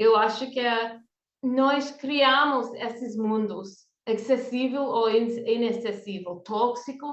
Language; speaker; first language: Portuguese; non-native, fluent; English